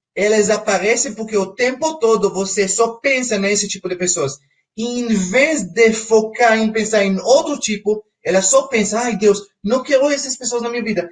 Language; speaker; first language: Portuguese; non-native, fluent; Hebrew